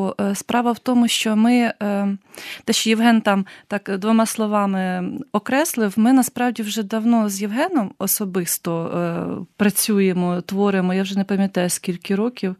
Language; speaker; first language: Ukrainian; native; Ukrainian